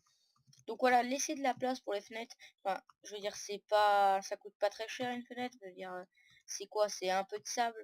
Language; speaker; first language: French; native; French